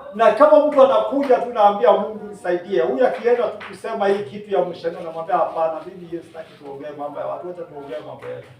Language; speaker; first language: Swahili; non-native, local second language; Kikuyu